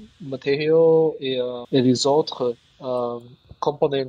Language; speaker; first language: French; non-native, learner; Chinese